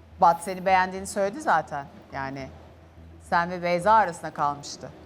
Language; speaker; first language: Turkish; native; Turkish